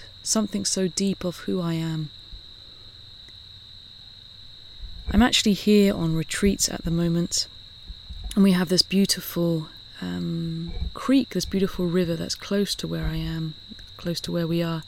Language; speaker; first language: English; native; English